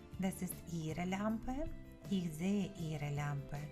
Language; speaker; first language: German; non-native, fluent; Ukrainian